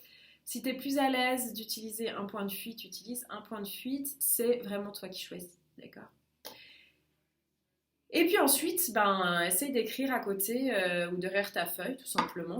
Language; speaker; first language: French; native; French